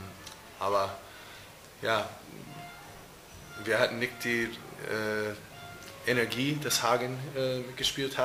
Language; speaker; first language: German; non-native, fluent; English